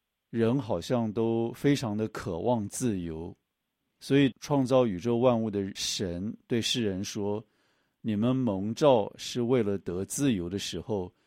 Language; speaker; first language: Chinese; native; Chinese